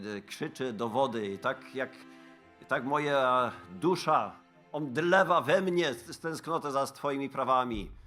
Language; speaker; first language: Polish; non-native, fluent; Dutch